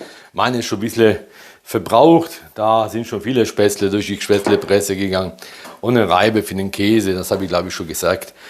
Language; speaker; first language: German; early bilingual, other home language; Polish